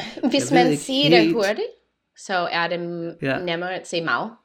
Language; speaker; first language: Danish; non-native, learner; English